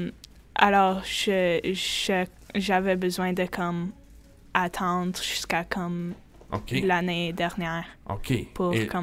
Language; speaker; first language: French; non-native, local second language; English